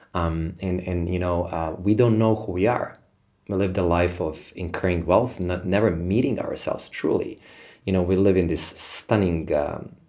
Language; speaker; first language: English; non-native, fluent; Serbian